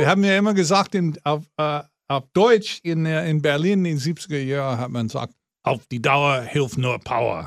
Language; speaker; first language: German; non-native, fluent; English